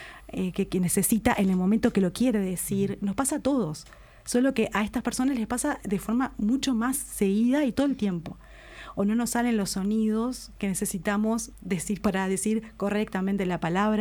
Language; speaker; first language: Spanish; native; Spanish